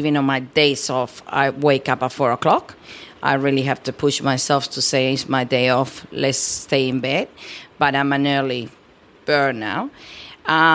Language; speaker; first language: English; non-native, fluent; Spanish